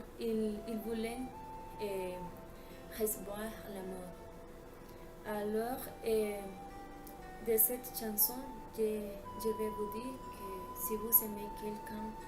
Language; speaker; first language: French; non-native, learner; Spanish